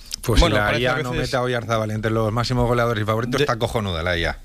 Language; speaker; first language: Spanish; native; Spanish